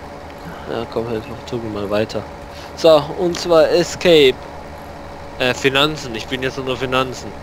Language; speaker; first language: German; native; German